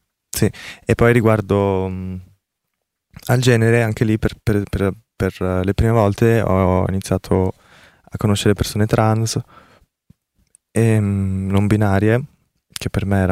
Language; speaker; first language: Italian; early bilingual, other home language; Korean